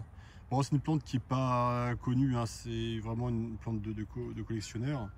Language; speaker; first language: French; native; French